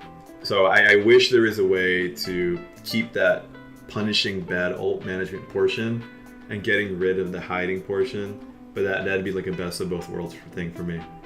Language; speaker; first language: English; native; English